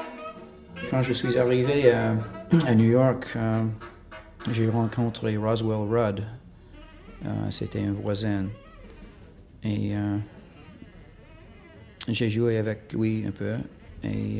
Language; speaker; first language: French; non-native, fluent; English